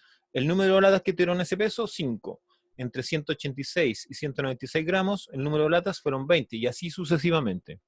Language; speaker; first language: Spanish; native; Spanish